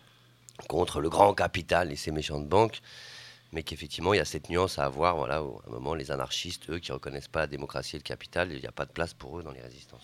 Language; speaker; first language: French; native; French